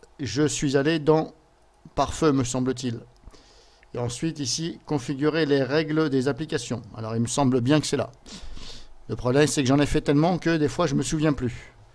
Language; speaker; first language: French; native; French